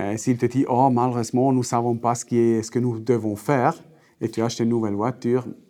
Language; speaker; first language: French; non-native, local second language; Swiss German